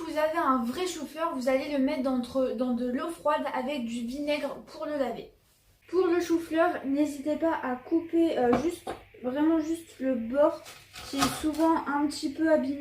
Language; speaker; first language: French; native; French